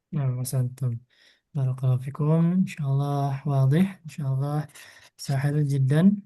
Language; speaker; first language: Arabic; non-native, fluent; Indonesian